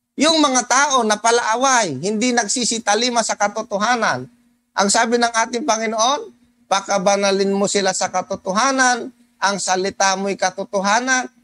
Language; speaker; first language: Filipino; non-native, local second language; Cebuano